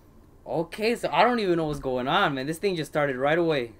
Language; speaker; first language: English; native; English